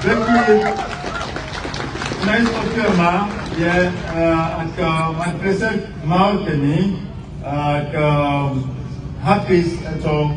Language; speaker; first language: Welsh; non-native, fluent; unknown